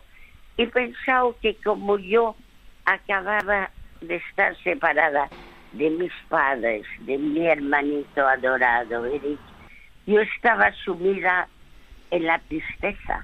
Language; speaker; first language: Spanish; early bilingual, other home language; French